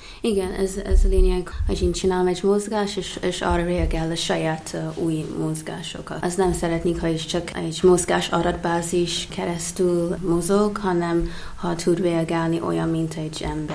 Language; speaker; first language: Hungarian; non-native, fluent; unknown